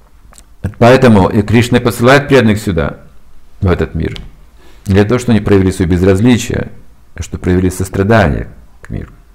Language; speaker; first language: Russian; native; Russian